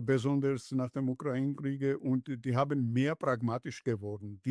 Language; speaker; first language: German; non-native, fluent; Georgian